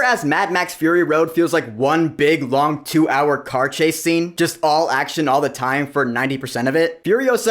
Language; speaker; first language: English; native; English